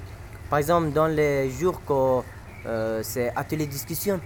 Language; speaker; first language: French; non-native, learner; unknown